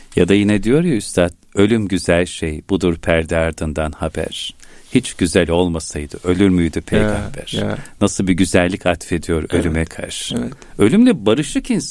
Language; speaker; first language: Turkish; native; Turkish